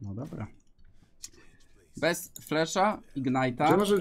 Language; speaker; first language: Polish; native; Polish